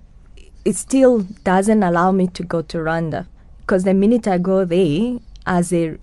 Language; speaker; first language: English; non-native, local second language; Kinyarwanda